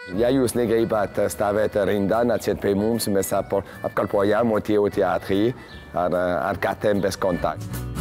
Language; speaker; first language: Latvian; non-native, learner; French